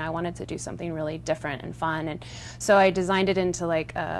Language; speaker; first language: English; native; English